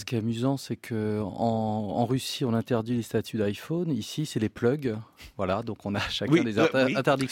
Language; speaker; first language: French; native; French